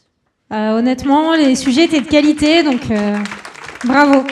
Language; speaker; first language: French; native; French